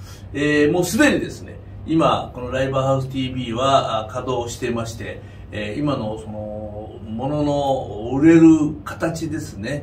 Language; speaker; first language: Japanese; native; Japanese